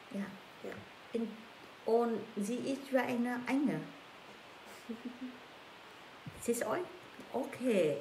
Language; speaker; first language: German; non-native, learner; Vietnamese